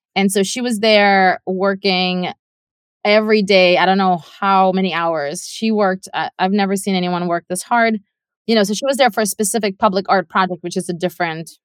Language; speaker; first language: English; non-native, fluent; Russian